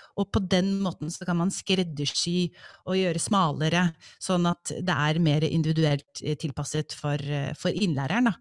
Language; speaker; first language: Norwegian; early bilingual, other home language; English